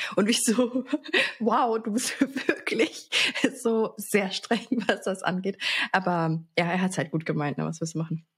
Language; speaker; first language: German; early bilingual, other home language; Arabic